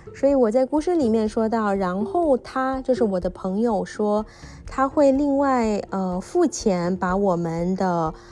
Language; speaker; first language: Chinese; non-native, fluent; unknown